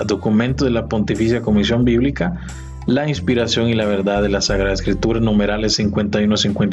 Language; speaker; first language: Spanish; native; Spanish